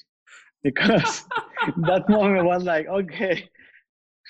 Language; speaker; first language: English; non-native, fluent; Spanish